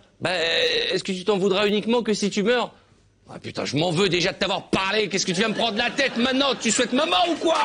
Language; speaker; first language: French; native; French